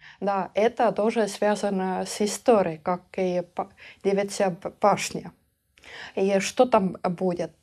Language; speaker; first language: Russian; non-native, local second language; Estonian